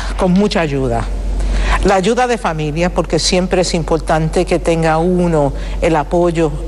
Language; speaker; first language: Spanish; early bilingual, heritage; Spanish